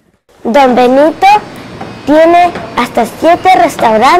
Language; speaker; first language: Spanish; early bilingual, other home language; Cantonese